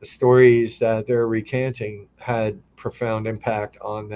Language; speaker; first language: English; native; English